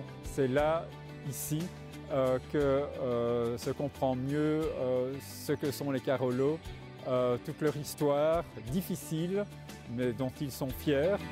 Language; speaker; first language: French; native; French